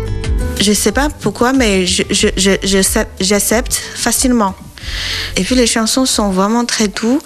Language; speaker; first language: French; non-native, learner; Chinese